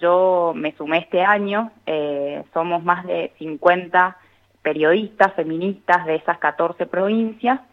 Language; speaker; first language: Spanish; native; Spanish